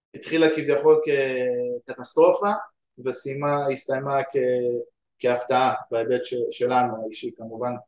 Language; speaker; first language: Hebrew; native; Hebrew